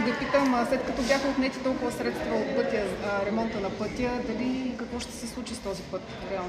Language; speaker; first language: Bulgarian; native; Bulgarian